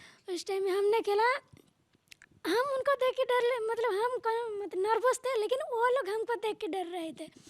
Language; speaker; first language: Hindi; non-native, local second language; Telugu